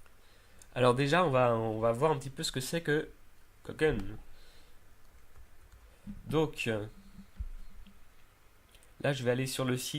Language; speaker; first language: French; native; French